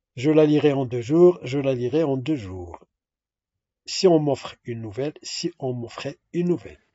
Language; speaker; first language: French; non-native, local second language; Arabic